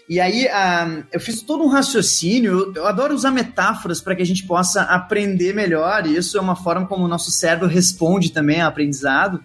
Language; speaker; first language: Portuguese; native; Portuguese